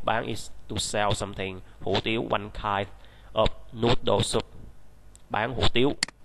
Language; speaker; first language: English; non-native, fluent; Vietnamese